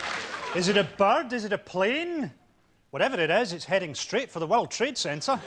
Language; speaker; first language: English; native; English